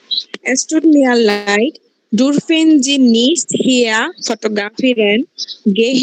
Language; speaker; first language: German; non-native, learner; Bangla